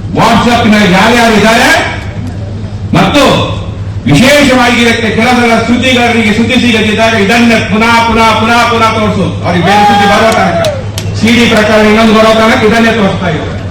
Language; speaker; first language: Kannada; native; Kannada